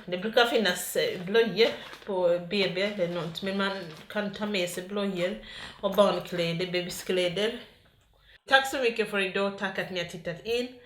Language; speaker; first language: Swedish; non-native, fluent; Ganda